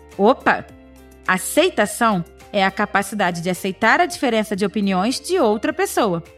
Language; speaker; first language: Portuguese; native; Portuguese